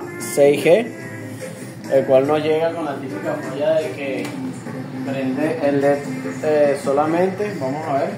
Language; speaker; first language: Spanish; native; Spanish